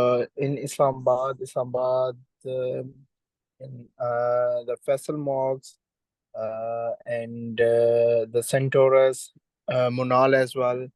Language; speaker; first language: English; non-native, learner; Urdu